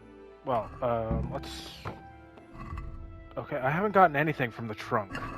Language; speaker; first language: English; native; English